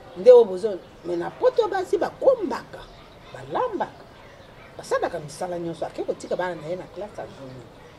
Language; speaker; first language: Lingala; non-native, local second language; Luba-Lulua